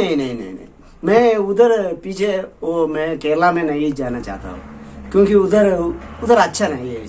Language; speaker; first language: Hindi; non-native, local second language; Malayalam